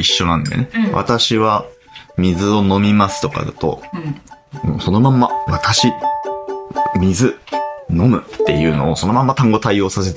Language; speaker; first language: Japanese; native; Japanese